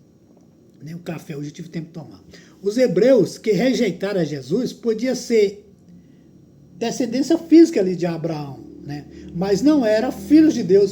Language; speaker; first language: Portuguese; native; Portuguese